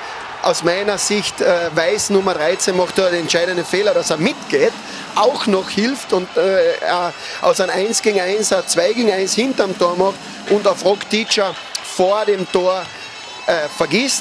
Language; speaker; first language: German; native; German